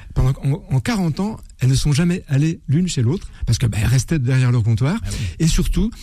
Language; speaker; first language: French; native; French